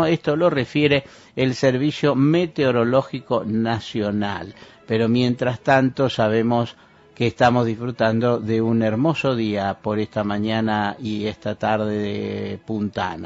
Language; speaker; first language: Spanish; native; Spanish